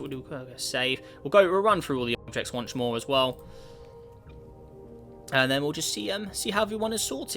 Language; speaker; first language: English; native; English